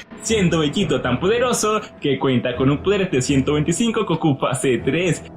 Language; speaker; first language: Spanish; native; Spanish